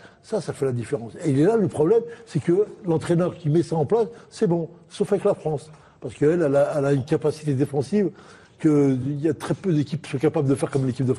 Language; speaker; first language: French; non-native, local second language; Arabic